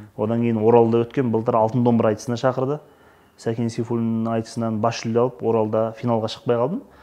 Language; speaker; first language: Kazakh; native; Kazakh